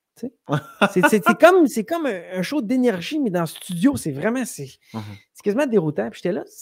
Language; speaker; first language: French; native; French